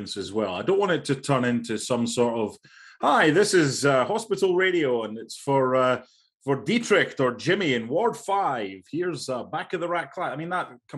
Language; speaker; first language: English; native; English